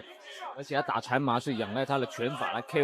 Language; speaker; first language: Chinese; native; Chinese